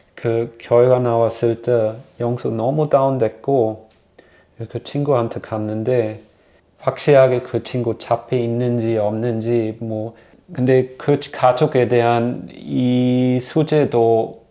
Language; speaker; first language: Korean; non-native, fluent; German